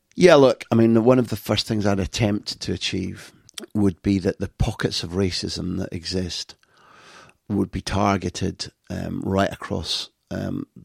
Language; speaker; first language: English; native; English